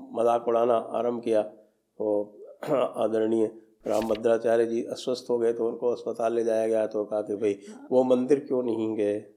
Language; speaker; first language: Hindi; native; Hindi